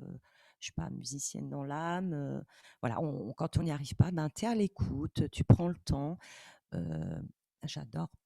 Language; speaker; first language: French; native; French